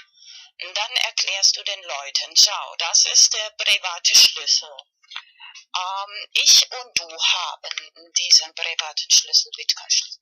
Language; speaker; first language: German; non-native, learner; Spanish